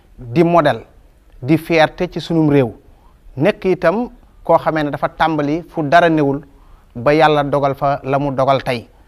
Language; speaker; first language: Wolof; native; Wolof